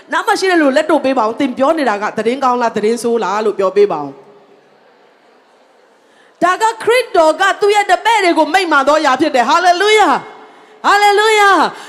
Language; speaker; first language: Burmese; non-native, local second language; Tedim Chin